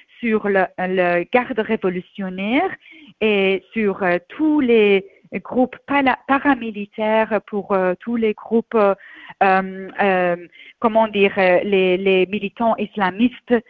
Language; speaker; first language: French; non-native, fluent; Persian